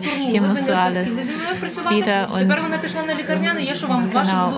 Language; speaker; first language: German; non-native, fluent; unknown